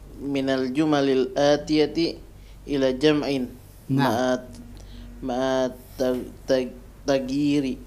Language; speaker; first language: Arabic; non-native, learner; Indonesian